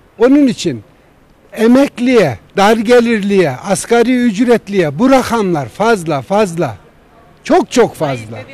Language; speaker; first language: Turkish; native; Turkish